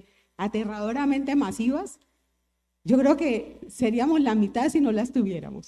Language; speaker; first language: Spanish; native; Spanish